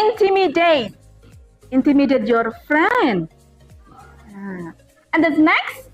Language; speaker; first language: English; non-native, fluent; Indonesian